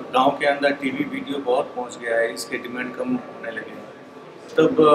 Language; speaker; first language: Hindi; non-native, local second language; Bangla